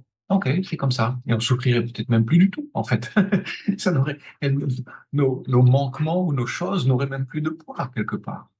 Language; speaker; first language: French; native; French